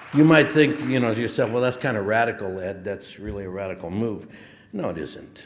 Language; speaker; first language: English; early bilingual, other home language; Spanish